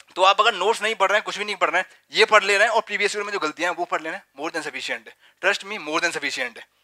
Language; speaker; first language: Hindi; native; Hindi